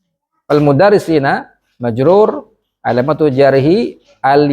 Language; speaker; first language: Arabic; non-native, fluent; Indonesian